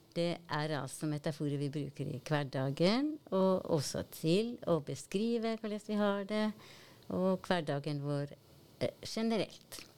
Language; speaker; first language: Norwegian; native; Norwegian